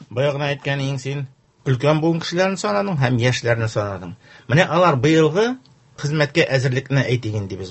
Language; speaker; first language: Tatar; native; Tatar